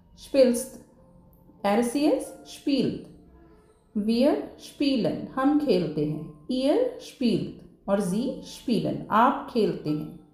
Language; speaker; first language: Hindi; native; Hindi